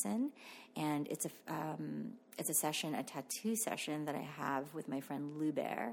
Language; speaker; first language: English; non-native, fluent; Filipino